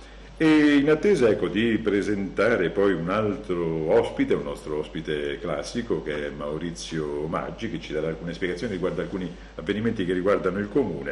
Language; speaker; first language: Italian; native; Italian